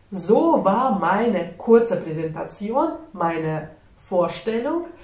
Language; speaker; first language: German; non-native, fluent; Russian